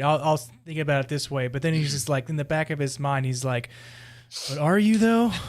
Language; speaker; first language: English; native; English